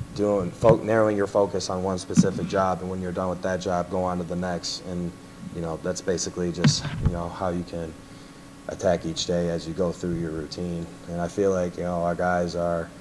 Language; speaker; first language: English; native; English